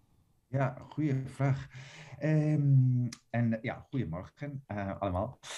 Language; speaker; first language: Dutch; non-native, fluent; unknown